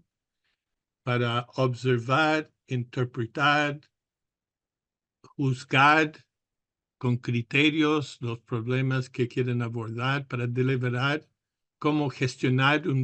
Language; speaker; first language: Spanish; non-native, fluent; English